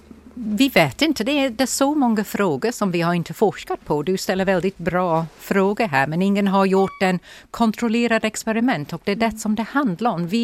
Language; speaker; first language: Swedish; non-native, fluent; English